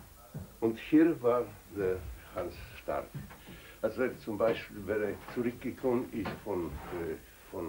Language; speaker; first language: German; non-native, fluent; Polish